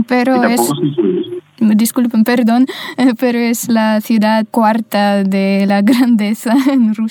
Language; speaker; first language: Spanish; non-native, fluent; Russian